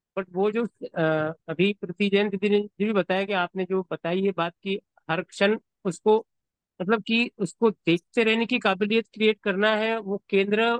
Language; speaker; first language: Hindi; native; Hindi